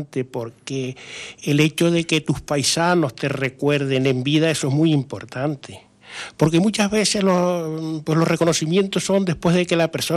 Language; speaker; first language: Spanish; native; Spanish